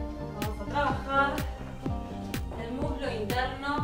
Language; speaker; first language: Spanish; native; Spanish